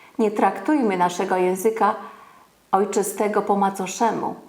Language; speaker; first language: Polish; native; Polish